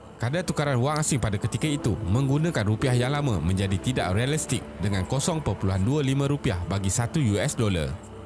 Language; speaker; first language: Malay; native; Malay